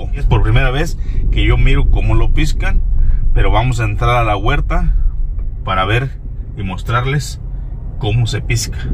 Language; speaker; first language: Spanish; native; Spanish